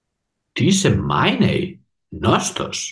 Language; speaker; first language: Greek; non-native, learner; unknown